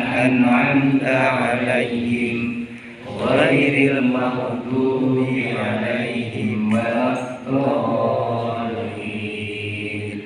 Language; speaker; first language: Indonesian; non-native, local second language; Javanese